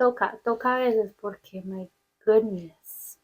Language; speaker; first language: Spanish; early bilingual, heritage; Spanish